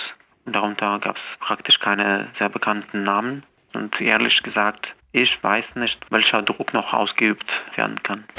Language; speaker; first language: German; non-native, fluent; Belarusian